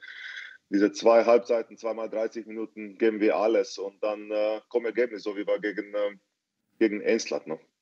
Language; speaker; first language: German; non-native, fluent; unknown